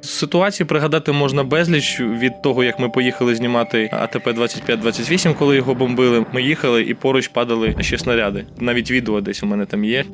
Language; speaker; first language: Ukrainian; non-native, local second language; Russian